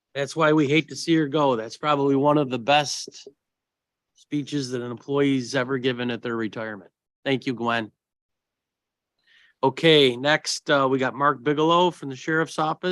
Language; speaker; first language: English; native; English